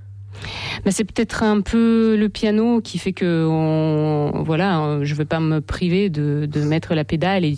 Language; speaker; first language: French; non-native, fluent; Ukrainian